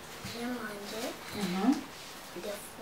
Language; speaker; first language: French; non-native, learner; Kinyarwanda